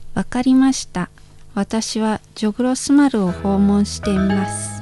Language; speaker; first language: Japanese; non-native, learner; Indonesian